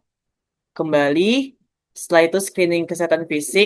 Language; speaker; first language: Indonesian; native; Indonesian